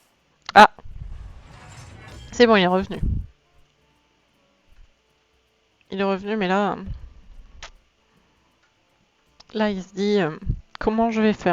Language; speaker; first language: French; native; French